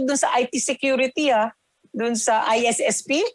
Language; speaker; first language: English; non-native, local second language; Filipino